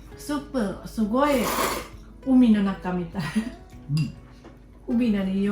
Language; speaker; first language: Japanese; non-native, learner; Thai